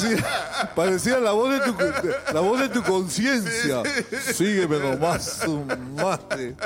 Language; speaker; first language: Spanish; native; Spanish